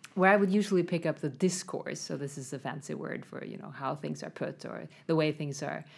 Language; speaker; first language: English; non-native, fluent; Swedish